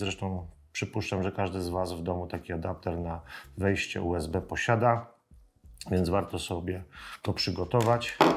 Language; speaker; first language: Polish; native; Polish